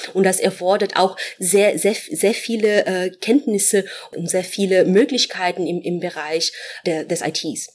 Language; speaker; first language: German; non-native, fluent; Portuguese